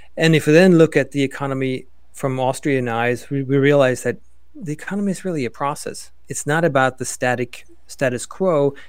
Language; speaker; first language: English; non-native, fluent; Swedish